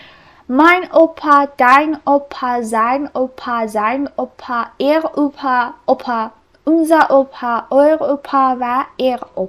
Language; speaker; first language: German; non-native, fluent; Persian